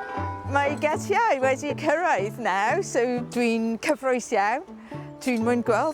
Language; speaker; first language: Welsh; non-native, learner; English